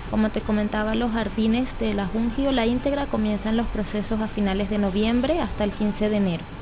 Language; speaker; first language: Spanish; native; Spanish